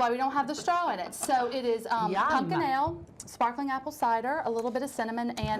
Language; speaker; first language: English; native; English